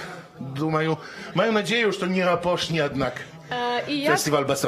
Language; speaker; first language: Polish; non-native, learner; Belarusian